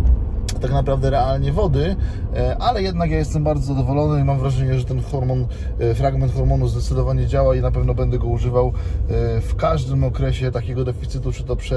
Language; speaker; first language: Polish; native; Polish